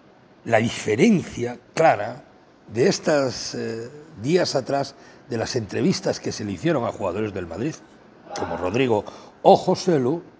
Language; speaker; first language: Spanish; native; Spanish